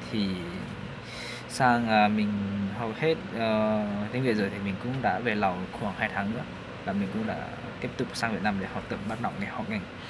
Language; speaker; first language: Vietnamese; non-native, fluent; Lao